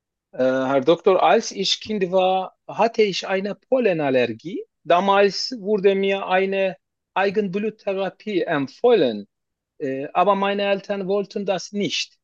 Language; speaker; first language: German; non-native, learner; Turkish